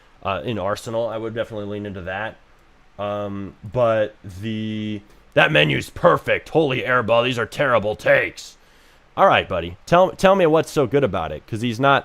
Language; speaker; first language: English; native; English